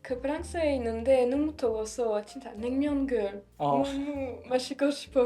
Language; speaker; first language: Korean; non-native, learner; French